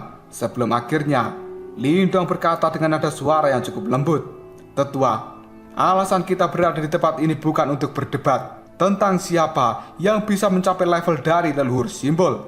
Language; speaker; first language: Indonesian; native; Indonesian